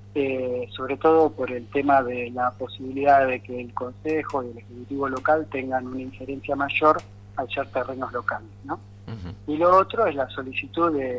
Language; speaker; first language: Spanish; native; Spanish